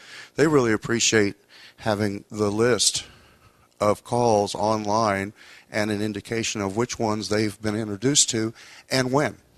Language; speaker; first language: English; native; English